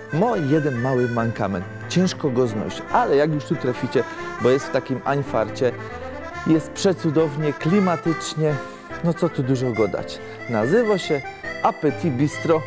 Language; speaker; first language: Polish; native; Polish